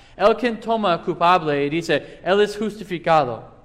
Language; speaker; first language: Spanish; non-native, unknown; English